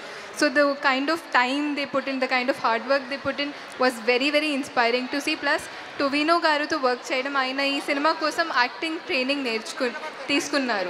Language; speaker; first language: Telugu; non-native, fluent; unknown